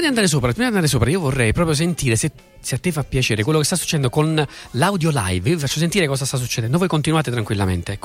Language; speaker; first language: Italian; native; Italian